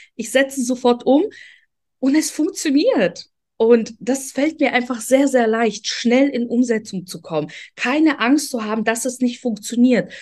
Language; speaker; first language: German; non-native, fluent; Polish